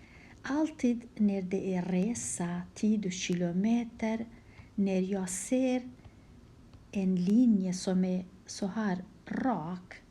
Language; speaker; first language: Swedish; non-native, fluent; Kurdish